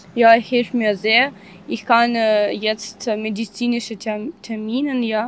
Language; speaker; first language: German; non-native, learner; Ukrainian